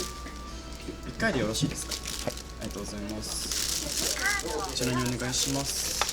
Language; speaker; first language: Japanese; native; Japanese